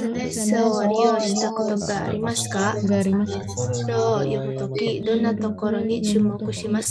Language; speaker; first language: Japanese; non-native, learner; Indonesian